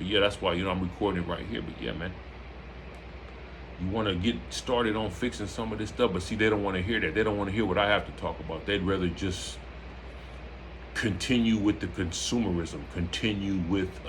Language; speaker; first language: English; native; English